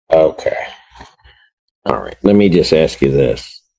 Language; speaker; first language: English; native; English